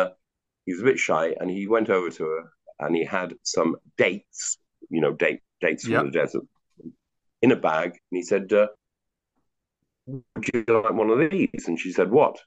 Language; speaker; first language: English; native; English